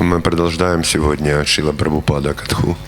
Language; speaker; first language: Russian; native; Russian